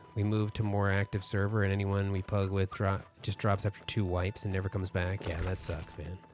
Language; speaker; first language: English; native; English